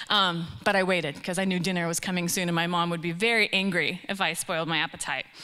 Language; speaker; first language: English; native; English